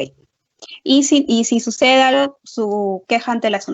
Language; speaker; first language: Spanish; native; Spanish